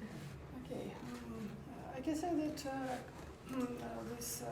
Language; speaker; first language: English; non-native, learner; Armenian